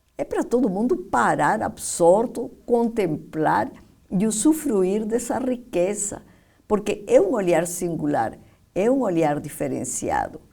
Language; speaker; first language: Portuguese; non-native, fluent; Spanish